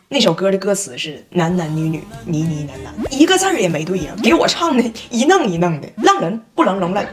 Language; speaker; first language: Chinese; native; Chinese